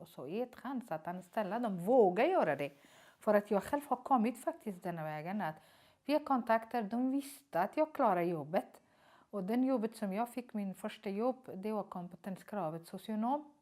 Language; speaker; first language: Swedish; non-native, learner; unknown